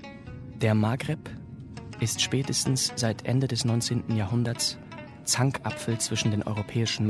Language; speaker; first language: German; native; German